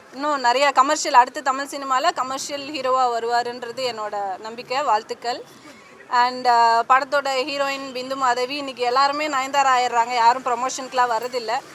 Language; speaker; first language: Tamil; native; Tamil